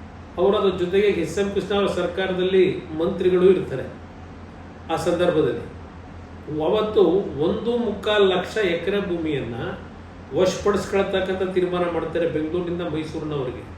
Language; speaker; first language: Kannada; native; Kannada